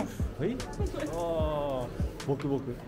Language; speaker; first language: French; non-native, learner; Japanese